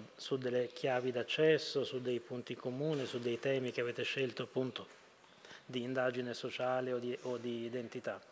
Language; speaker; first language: Italian; native; Italian